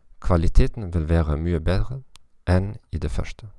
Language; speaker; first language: Norwegian; non-native, learner; German